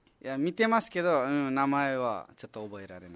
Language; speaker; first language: Japanese; non-native, fluent; Nepali